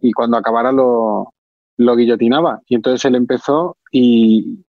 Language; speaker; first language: Spanish; native; Spanish